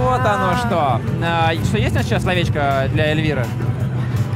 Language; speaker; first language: Russian; native; Russian